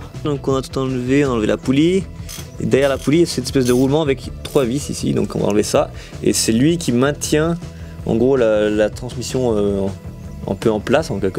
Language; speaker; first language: French; native; French